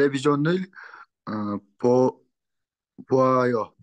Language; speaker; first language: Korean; non-native, learner; Kyrgyz